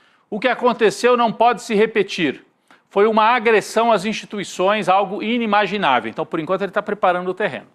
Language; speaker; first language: Portuguese; native; Portuguese